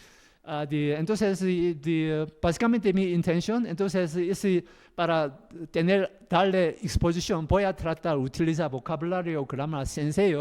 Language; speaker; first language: Spanish; non-native, learner; Korean